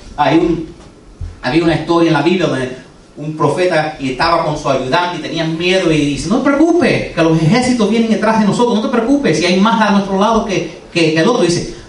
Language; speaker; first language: Spanish; early bilingual, heritage; Spanish